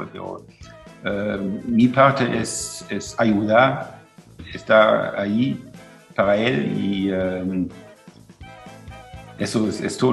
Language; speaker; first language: Spanish; non-native, fluent; German